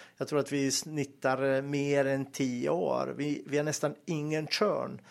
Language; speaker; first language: Swedish; non-native, fluent; Serbian